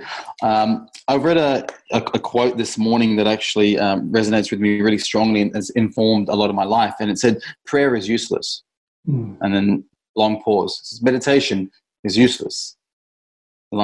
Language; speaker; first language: English; native; English